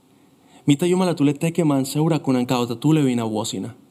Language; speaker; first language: Finnish; non-native, fluent; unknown